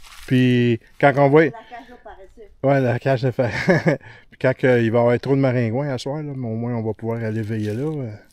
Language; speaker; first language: French; native; French